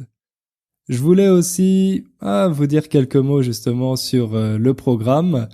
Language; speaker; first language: French; native; French